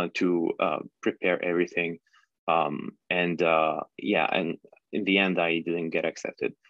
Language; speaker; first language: English; non-native, fluent; Arabic